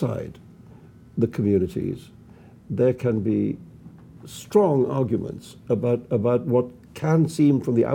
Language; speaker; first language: English; non-native, local second language; Urdu